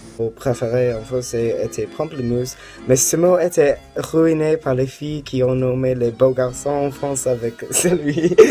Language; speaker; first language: French; non-native, learner; English